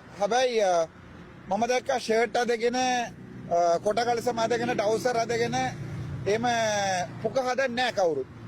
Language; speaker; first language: Sinhala; non-native, local second language; Tamil